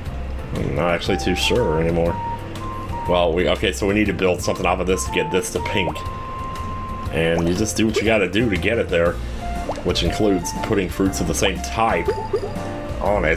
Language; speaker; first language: English; native; English